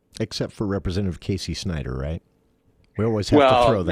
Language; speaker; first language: English; native; English